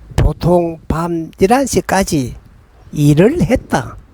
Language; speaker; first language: Korean; native; Korean